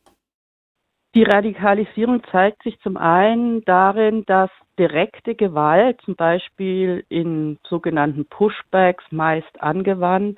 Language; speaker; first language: German; native; German